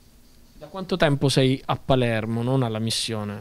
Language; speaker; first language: Italian; native; Italian